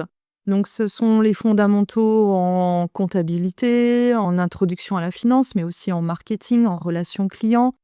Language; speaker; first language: French; native; French